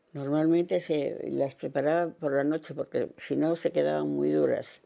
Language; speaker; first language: Spanish; native; Spanish